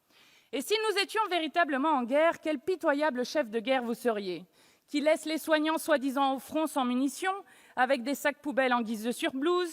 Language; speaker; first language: French; native; French